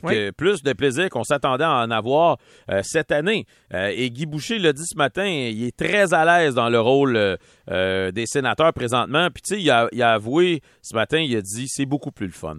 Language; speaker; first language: French; native; French